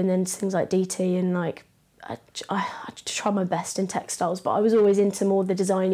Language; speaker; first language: English; native; English